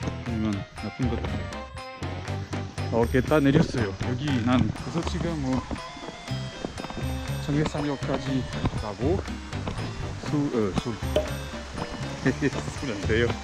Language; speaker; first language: Korean; non-native, learner; French